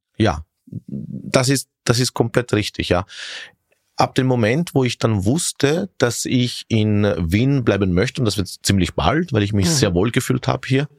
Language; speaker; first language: German; non-native, fluent; Italian